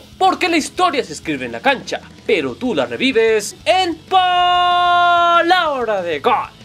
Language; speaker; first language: Spanish; native; Spanish